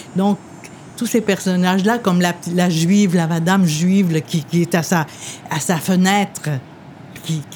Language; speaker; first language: French; native; French